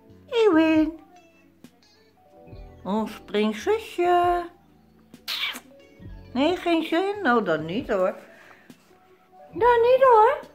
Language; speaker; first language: Dutch; native; Dutch